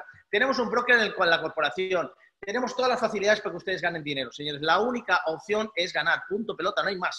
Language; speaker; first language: Spanish; native; Spanish